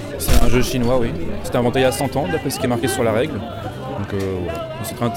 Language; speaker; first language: French; native; French